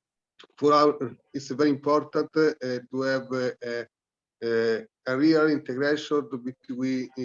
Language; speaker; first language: English; non-native, learner; Italian